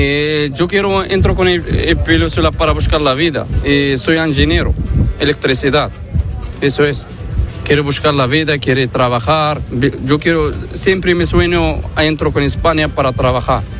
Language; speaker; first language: Spanish; non-native, learner; Arabic